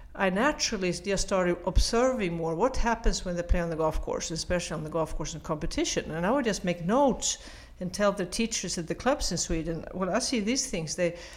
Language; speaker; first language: English; non-native, fluent; Swedish